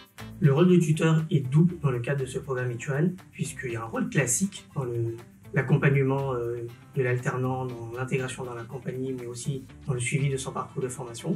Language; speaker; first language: French; native; French